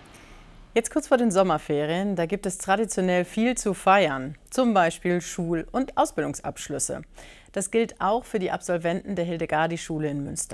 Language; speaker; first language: German; native; German